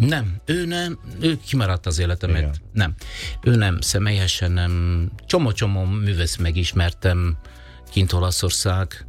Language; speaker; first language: Hungarian; non-native, learner; Italian